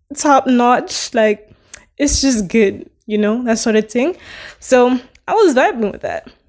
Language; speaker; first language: English; non-native, local second language; Nyanja